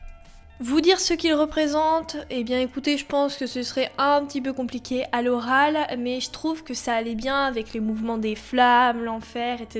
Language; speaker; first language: French; native; French